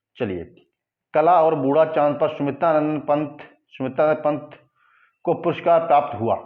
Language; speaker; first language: Hindi; native; Hindi